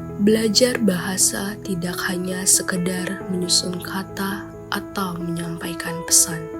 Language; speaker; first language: Indonesian; native; Indonesian